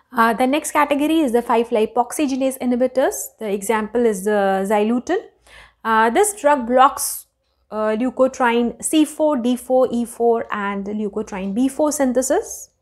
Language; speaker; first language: English; non-native, local second language; Hindi